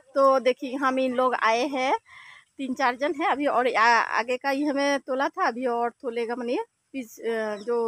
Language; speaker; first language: Hindi; non-native, local second language; Bangla